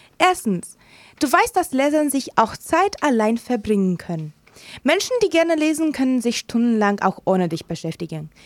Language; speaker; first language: German; non-native, fluent; Romanian